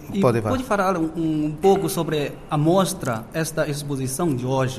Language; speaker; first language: Portuguese; non-native, fluent; Chinese